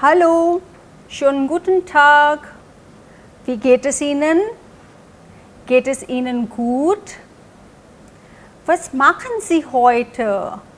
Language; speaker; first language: German; non-native, fluent; Hindi